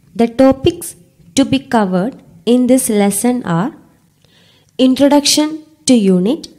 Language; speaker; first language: English; non-native, local second language; Malayalam